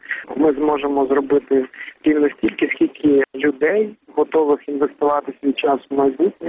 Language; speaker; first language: Ukrainian; native; Ukrainian